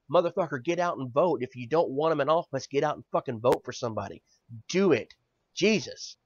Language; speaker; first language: English; native; English